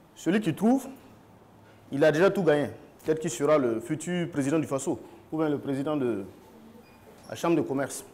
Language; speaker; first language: French; non-native, local second language; Mossi